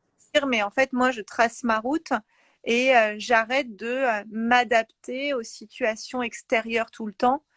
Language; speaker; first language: French; native; French